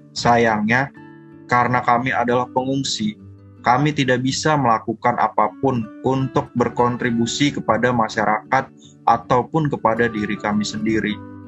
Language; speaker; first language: Indonesian; non-native, fluent; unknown